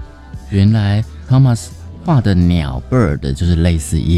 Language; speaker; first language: Chinese; native; Chinese